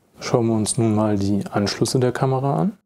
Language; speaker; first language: German; native; German